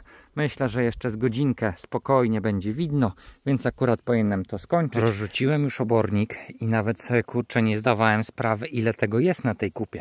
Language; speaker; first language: Polish; native; Polish